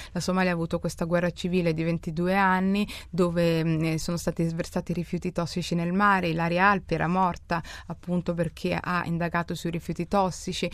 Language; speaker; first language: Italian; early bilingual, other home language; Somali